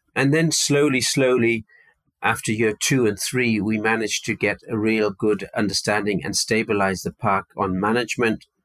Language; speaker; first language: English; native; English